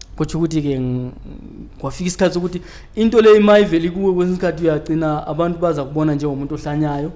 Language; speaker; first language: Zulu; native; Zulu